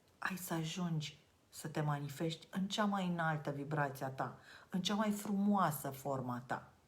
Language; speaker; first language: Romanian; native; Romanian